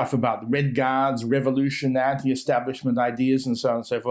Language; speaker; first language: English; native; English